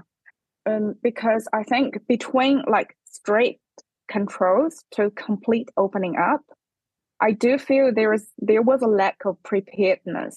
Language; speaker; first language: English; non-native, fluent; Chinese